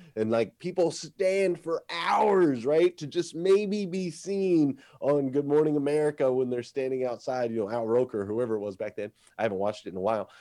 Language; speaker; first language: English; native; English